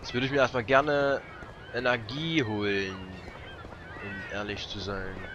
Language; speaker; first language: German; native; German